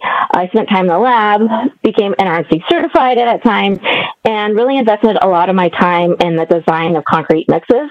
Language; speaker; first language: English; native; English